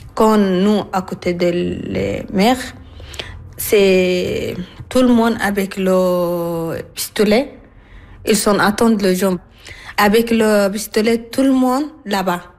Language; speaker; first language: French; non-native, learner; Arabic